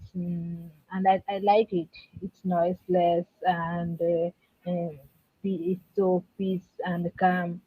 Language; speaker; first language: English; non-native, learner; Odia